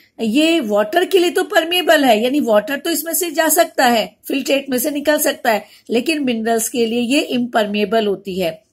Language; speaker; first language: Hindi; native; Hindi